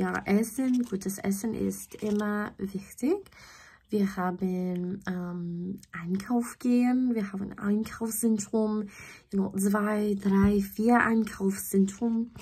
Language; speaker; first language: German; non-native, learner; English